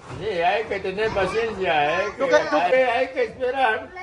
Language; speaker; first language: Spanish; non-native, local second language; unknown